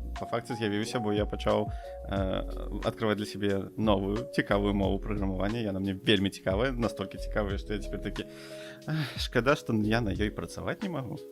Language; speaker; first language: Belarusian; non-native, local second language; Russian